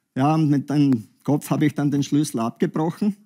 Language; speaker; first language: German; native; German